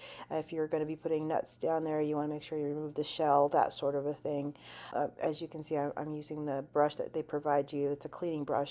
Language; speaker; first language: English; native; English